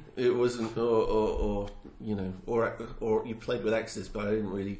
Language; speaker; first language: English; native; English